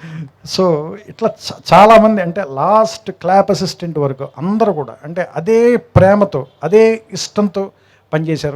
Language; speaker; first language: Telugu; native; Telugu